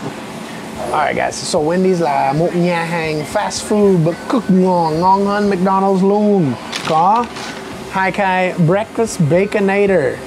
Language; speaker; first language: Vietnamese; non-native, fluent; English